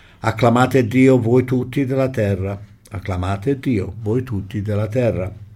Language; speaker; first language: Italian; native; Italian